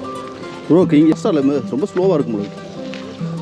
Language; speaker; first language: Tamil; native; Tamil